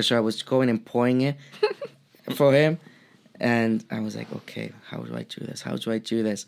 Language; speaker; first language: English; non-native, fluent; Spanish